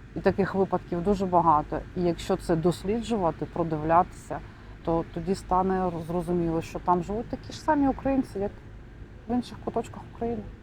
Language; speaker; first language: Ukrainian; non-native, local second language; Russian